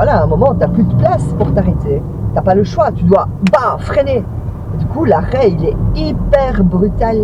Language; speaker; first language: French; native; French